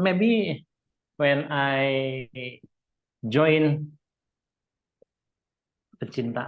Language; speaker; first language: English; non-native, learner; Indonesian